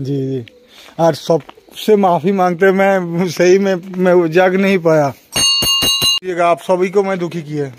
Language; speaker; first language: Hindi; non-native, learner; Bangla